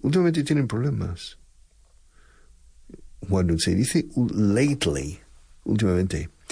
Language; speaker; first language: Spanish; non-native, fluent; English